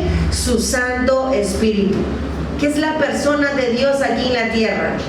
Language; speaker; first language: Spanish; native; Spanish